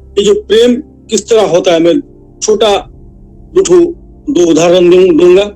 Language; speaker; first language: Hindi; non-native, local second language; Assamese